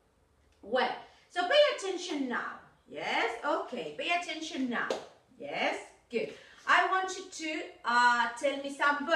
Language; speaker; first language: English; non-native, fluent; Spanish